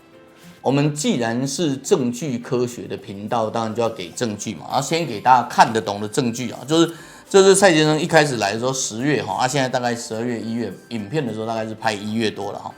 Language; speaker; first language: Chinese; native; Chinese